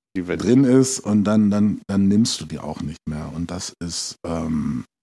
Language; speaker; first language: German; native; German